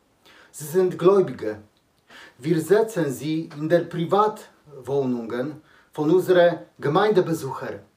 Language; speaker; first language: German; non-native, learner; Polish